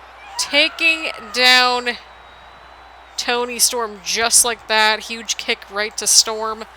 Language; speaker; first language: English; native; English